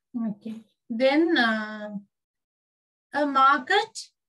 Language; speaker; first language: English; non-native, local second language; Sinhala